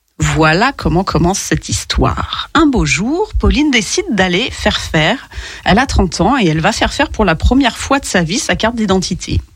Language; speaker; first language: French; native; French